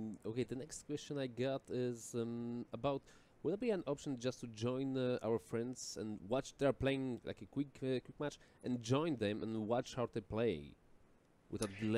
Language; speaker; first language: English; non-native, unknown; Polish